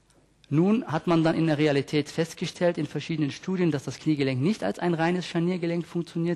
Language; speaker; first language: German; native; German